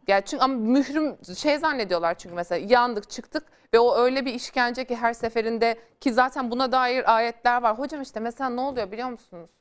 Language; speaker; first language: Turkish; native; Turkish